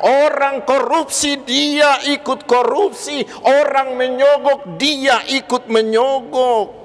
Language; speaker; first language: Indonesian; non-native, local second language; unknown